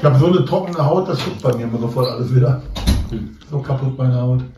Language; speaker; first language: German; native; German